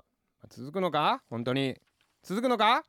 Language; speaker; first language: Japanese; native; Japanese